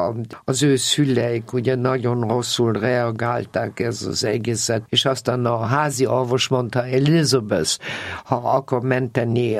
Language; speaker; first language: Hungarian; non-native, fluent; German